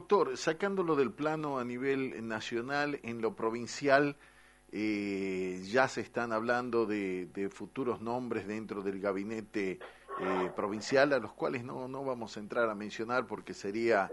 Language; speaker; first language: Spanish; native; Spanish